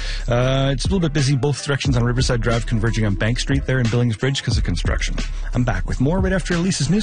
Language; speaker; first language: English; native; English